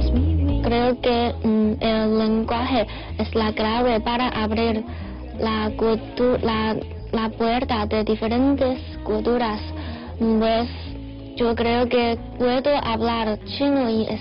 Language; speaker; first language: Spanish; non-native, learner; Chinese